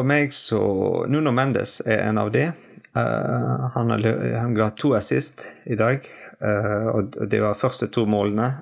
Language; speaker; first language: Norwegian; non-native, fluent; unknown